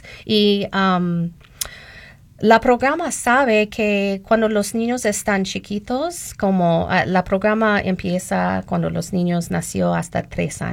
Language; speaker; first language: Spanish; non-native, learner; English